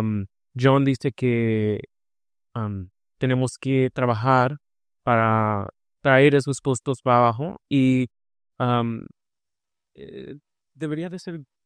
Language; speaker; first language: Spanish; early bilingual, heritage; Spanish